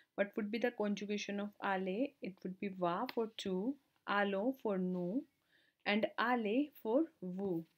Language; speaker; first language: English; non-native, local second language; Hindi